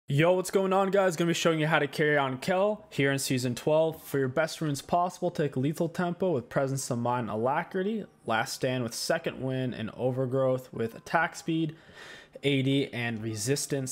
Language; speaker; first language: English; native; English